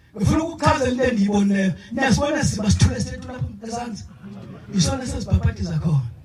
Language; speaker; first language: Zulu; non-native, local second language; Xhosa